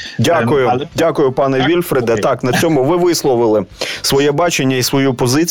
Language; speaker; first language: Ukrainian; native; Ukrainian